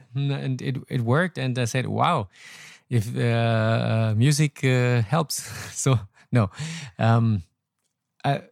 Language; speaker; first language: English; non-native, fluent; German